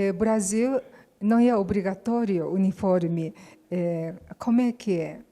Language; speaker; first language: Portuguese; non-native, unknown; Japanese